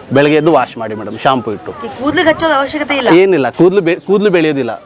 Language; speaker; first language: Kannada; non-native, local second language; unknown